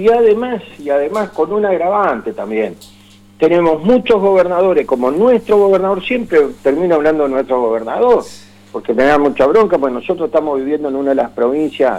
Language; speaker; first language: Spanish; native; Spanish